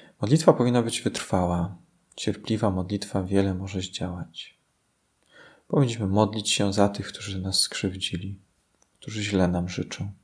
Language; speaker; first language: Polish; native; Polish